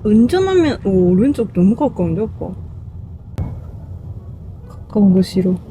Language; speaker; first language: Korean; non-native, fluent; Japanese